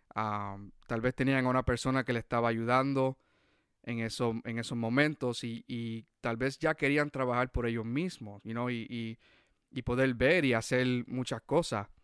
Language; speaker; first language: Spanish; early bilingual, heritage; Spanish